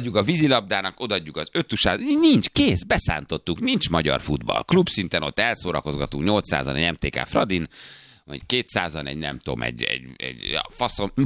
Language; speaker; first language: Hungarian; native; Hungarian